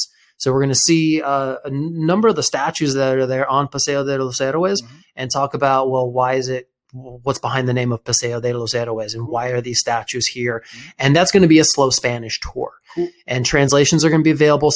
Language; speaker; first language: English; native; English